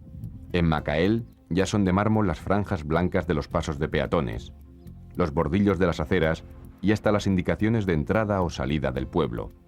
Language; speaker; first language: Spanish; native; Spanish